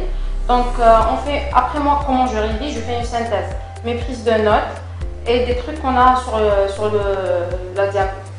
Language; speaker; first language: French; non-native, local second language; Kabyle